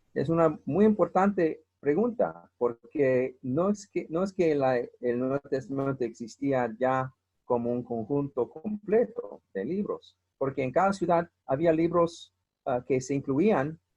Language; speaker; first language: Spanish; non-native, fluent; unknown